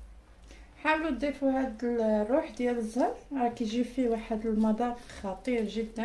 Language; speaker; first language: Arabic; native; Arabic